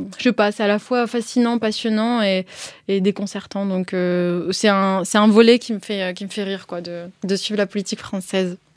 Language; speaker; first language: French; early bilingual, other home language; Arabic